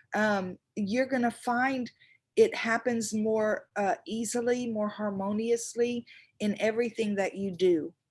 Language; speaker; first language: English; native; English